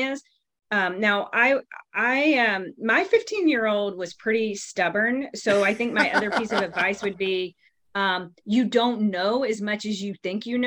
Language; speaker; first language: English; native; English